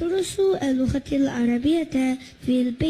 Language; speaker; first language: Arabic; non-native, learner; Indonesian